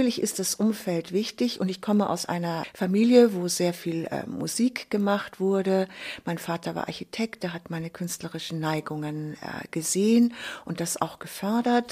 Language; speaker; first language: German; native; German